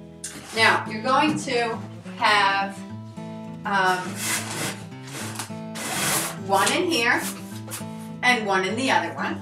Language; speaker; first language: English; native; English